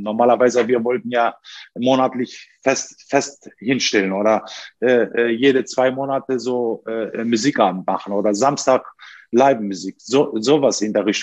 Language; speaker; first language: German; non-native, learner; Turkish